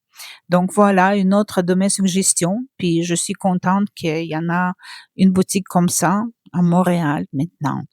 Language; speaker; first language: French; non-native, fluent; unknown